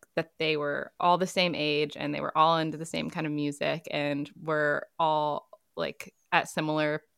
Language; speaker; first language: English; native; English